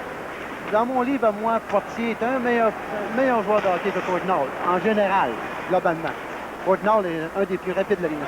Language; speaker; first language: French; native; French